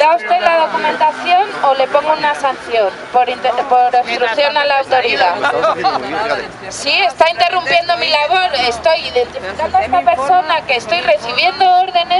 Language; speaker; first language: Spanish; native; Spanish